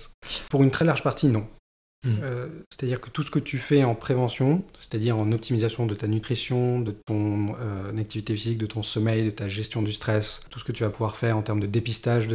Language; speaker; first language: French; native; French